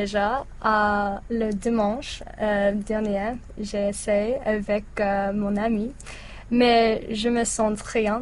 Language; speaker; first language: French; non-native, learner; English